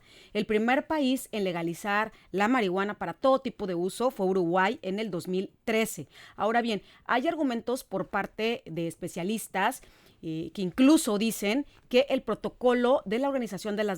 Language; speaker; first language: Spanish; native; Spanish